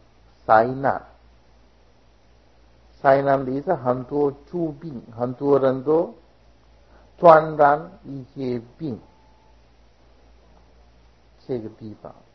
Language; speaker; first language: Chinese; non-native, fluent; Sinhala